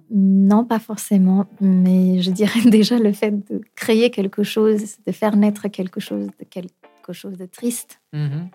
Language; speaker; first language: French; non-native, fluent; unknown